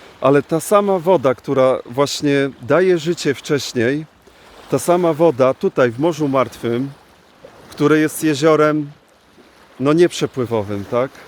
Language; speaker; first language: Polish; native; Polish